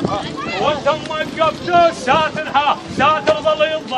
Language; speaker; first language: Arabic; native; Arabic